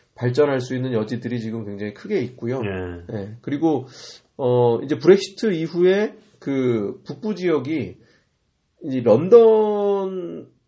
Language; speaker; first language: Korean; native; Korean